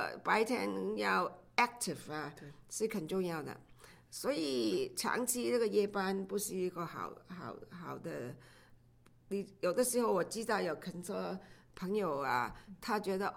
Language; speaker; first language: Chinese; non-native, local second language; Cantonese